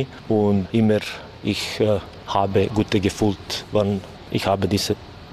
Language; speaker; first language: German; non-native, learner; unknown